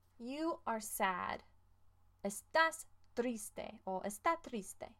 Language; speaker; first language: Spanish; non-native, fluent; English